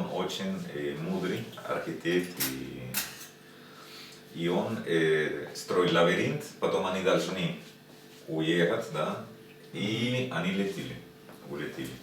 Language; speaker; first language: Russian; non-native, learner; Spanish